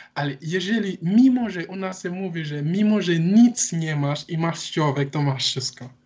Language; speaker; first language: Polish; non-native, learner; Wolof